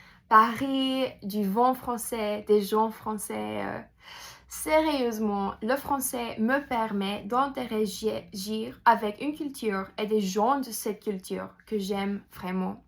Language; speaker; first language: French; non-native, fluent; English